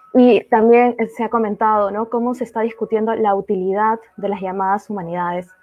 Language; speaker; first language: Spanish; native; Spanish